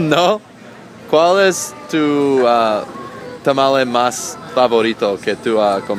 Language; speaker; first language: Spanish; non-native, learner; English